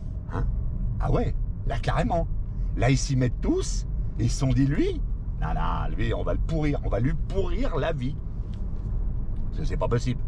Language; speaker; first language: French; native; French